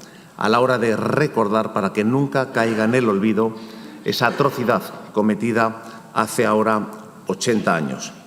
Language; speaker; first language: Spanish; native; Spanish